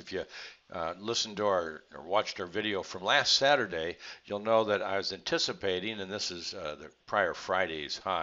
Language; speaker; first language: English; native; English